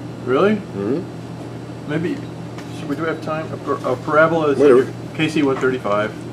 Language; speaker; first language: English; native; English